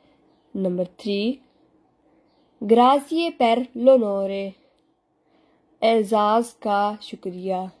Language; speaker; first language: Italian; non-native, learner; Urdu